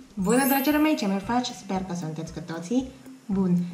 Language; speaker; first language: Romanian; non-native, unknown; Filipino